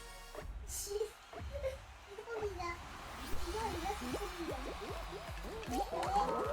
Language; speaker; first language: French; native; French